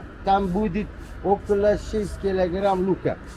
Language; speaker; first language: Russian; non-native, learner; Uzbek